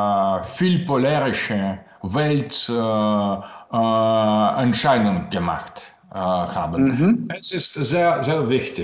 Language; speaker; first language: German; non-native, learner; Russian